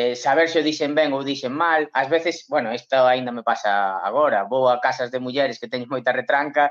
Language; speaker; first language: Galician; non-native, local second language; Spanish